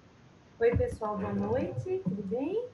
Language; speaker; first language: Portuguese; native; Portuguese